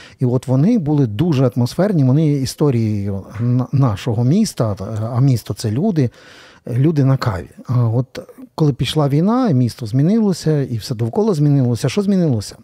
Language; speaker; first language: Ukrainian; native; Ukrainian